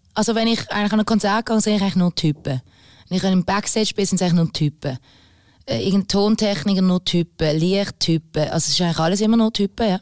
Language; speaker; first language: German; native; German